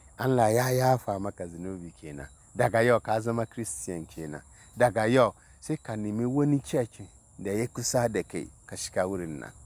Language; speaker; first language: Hausa; non-native, local second language; Dyula